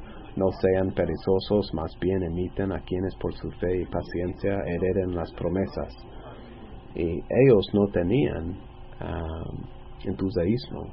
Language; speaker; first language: Spanish; non-native, fluent; English